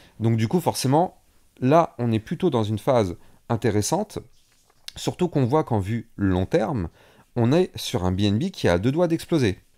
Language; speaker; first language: French; native; French